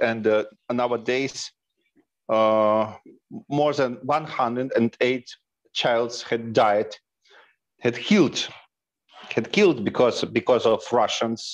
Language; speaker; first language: English; non-native, fluent; Ukrainian